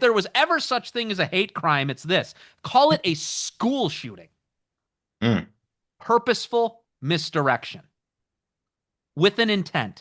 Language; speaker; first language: English; native; English